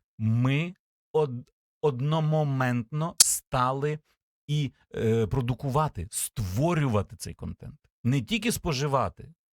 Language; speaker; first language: Ukrainian; native; Ukrainian